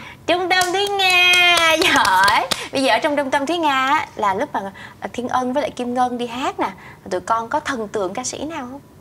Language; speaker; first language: Vietnamese; native; Vietnamese